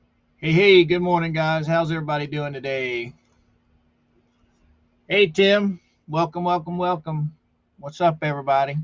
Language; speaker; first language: English; native; English